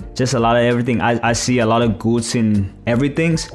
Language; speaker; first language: English; non-native, fluent; Thai